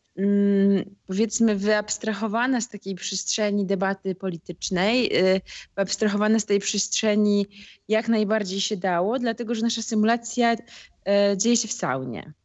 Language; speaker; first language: Polish; native; Polish